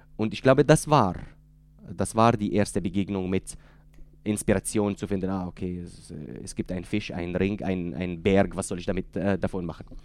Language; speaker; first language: German; non-native, fluent; Arabic